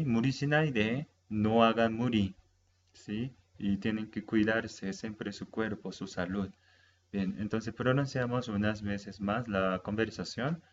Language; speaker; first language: Spanish; non-native, fluent; Japanese